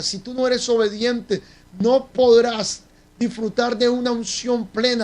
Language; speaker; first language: Spanish; native; Spanish